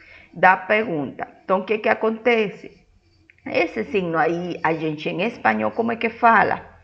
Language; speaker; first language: Portuguese; non-native, fluent; Spanish